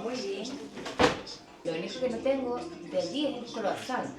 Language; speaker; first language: Spanish; native; Spanish